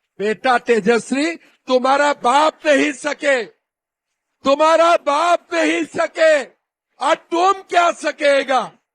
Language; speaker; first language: Hindi; non-native, local second language; Assamese